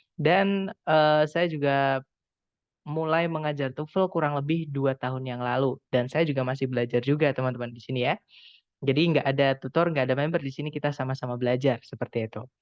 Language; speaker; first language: Indonesian; non-native, local second language; Javanese